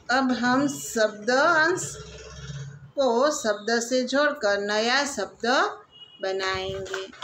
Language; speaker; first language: Hindi; non-native, local second language; Gujarati